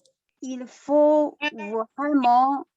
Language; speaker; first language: French; non-native, learner; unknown